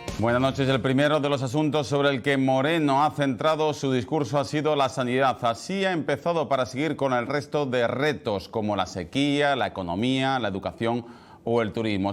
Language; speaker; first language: Spanish; native; Spanish